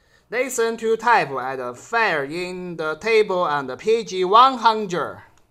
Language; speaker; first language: English; non-native, learner; Chinese